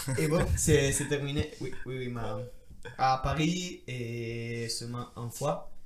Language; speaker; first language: French; non-native, learner; Italian